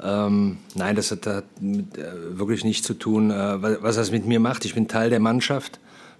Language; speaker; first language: German; native; German